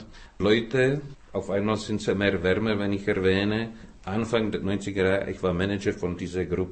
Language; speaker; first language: German; non-native, fluent; Czech